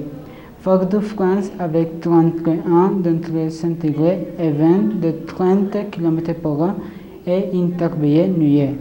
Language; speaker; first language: French; non-native, learner; Spanish